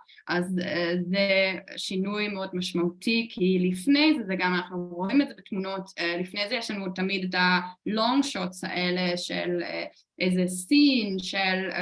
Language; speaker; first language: Hebrew; non-native, fluent; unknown